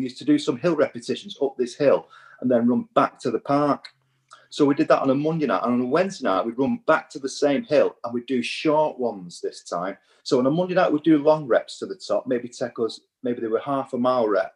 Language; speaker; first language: English; native; English